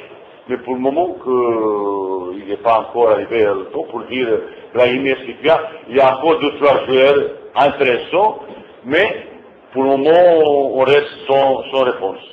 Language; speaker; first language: French; non-native, fluent; Bosnian